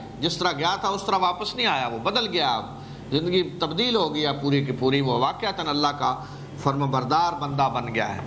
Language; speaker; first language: Urdu; native; Urdu